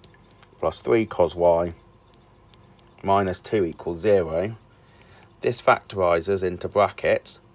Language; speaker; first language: English; native; English